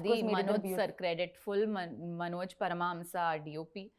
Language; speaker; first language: Telugu; non-native, learner; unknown